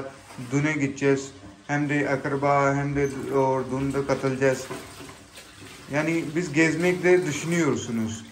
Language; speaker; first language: Turkish; non-native, learner; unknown